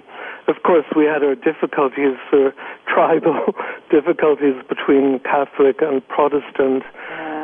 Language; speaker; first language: English; native; English